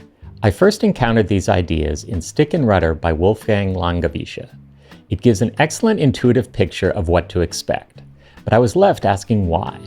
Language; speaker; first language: English; native; English